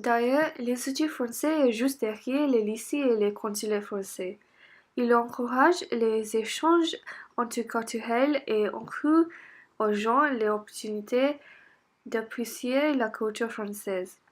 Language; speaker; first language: French; non-native, learner; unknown